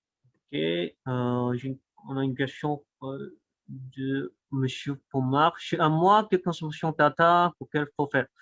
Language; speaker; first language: French; non-native, fluent; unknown